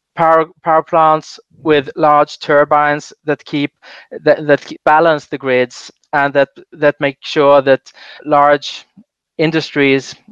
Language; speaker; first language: English; non-native, fluent; Swedish